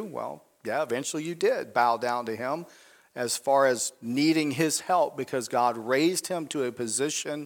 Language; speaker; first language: English; native; English